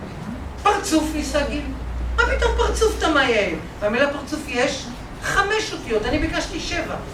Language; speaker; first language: Hebrew; native; Hebrew